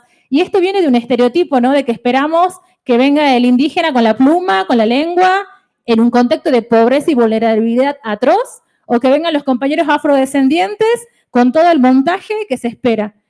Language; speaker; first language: Spanish; native; Spanish